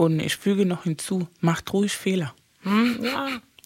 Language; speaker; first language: German; non-native, fluent; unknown